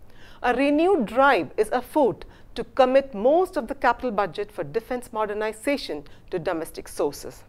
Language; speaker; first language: English; non-native, local second language; Malayalam